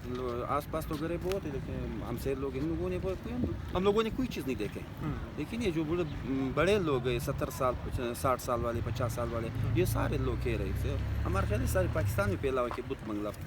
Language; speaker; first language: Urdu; non-native, local second language; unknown